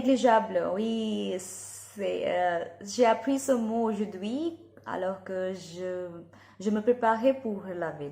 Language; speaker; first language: French; non-native, learner; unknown